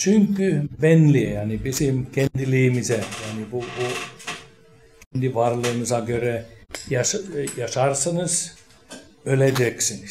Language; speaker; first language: Turkish; non-native, fluent; Finnish